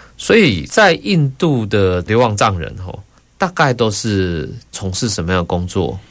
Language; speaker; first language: Chinese; native; Chinese